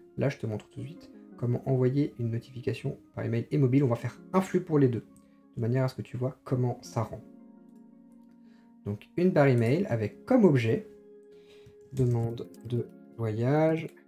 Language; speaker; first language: French; native; French